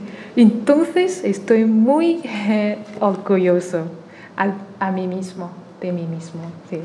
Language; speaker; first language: Spanish; non-native, learner; Chinese